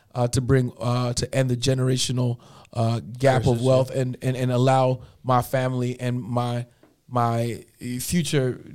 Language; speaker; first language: English; native; English